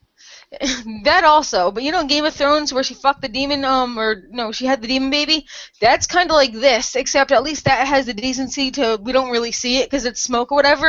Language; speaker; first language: English; native; English